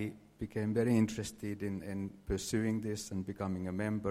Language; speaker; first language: English; non-native, fluent; Finnish